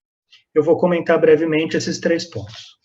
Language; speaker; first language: Portuguese; native; Portuguese